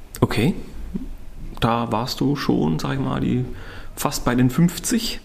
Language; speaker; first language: German; native; German